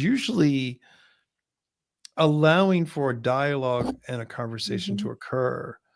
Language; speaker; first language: English; native; English